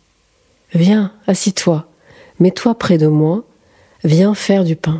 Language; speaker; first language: French; early bilingual, other home language; Central Atlas Tamazight